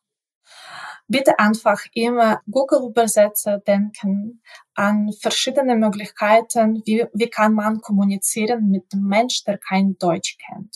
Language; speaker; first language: German; non-native, local second language; Ukrainian